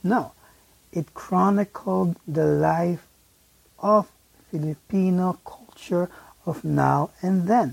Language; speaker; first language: English; non-native, local second language; Filipino